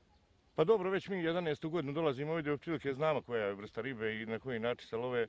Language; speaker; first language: Bosnian; native; Bosnian